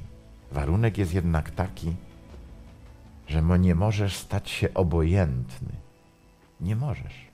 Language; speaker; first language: Polish; native; Polish